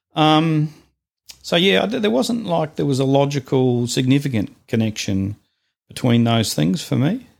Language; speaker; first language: English; native; English